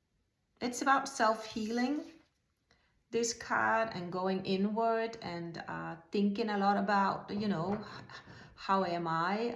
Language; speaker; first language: English; non-native, fluent; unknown